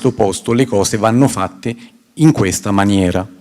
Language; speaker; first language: Italian; native; Italian